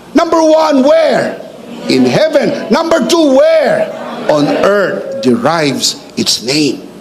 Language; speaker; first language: English; non-native, local second language; Filipino